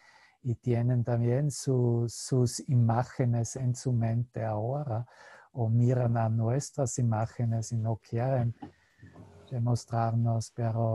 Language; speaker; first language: Spanish; non-native, fluent; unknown